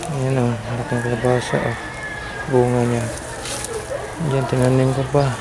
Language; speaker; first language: Filipino; non-native, local second language; Cebuano